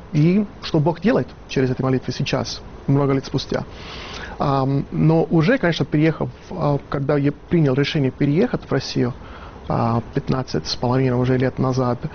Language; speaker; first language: Russian; non-native, fluent; Italian